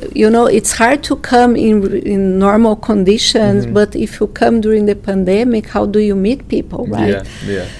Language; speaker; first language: English; non-native, fluent; Portuguese